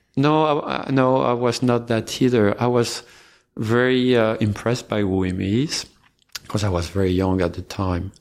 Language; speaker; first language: English; non-native, fluent; French